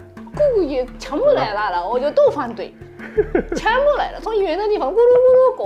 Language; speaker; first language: Chinese; non-native, learner; Japanese